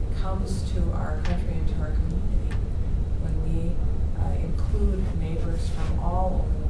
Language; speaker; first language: English; native; English